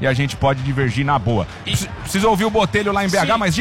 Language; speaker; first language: Portuguese; native; Portuguese